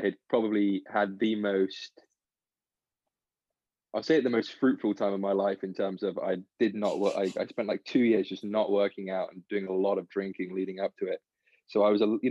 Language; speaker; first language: English; native; English